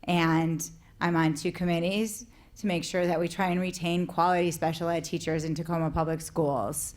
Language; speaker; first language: English; native; English